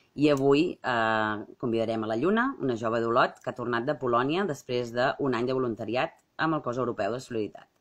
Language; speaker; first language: Catalan; native; Catalan